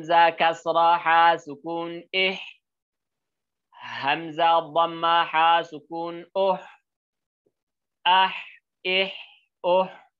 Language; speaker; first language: Arabic; non-native, learner; Oromo